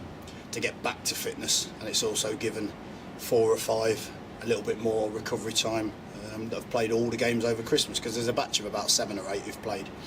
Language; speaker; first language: English; native; English